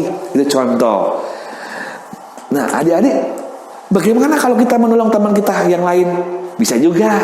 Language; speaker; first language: Indonesian; native; Indonesian